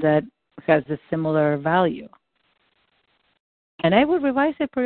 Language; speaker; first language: English; non-native, fluent; Spanish